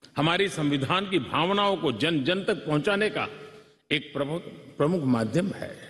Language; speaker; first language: Hindi; non-native, local second language; Gujarati